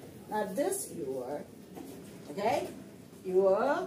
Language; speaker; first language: English; non-native, fluent; Chinese